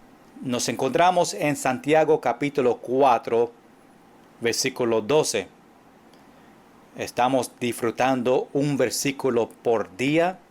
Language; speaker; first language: Spanish; non-native, fluent; English